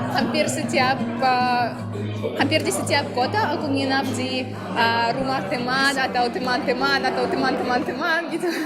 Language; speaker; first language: Indonesian; non-native, fluent; Russian